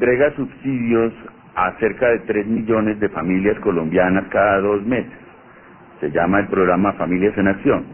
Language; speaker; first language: Spanish; native; Spanish